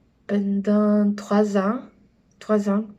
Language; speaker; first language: French; non-native, learner; Spanish